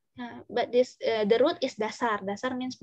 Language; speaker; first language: English; non-native, fluent; Indonesian